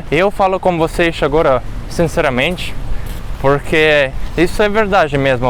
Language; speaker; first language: Portuguese; non-native, fluent; Russian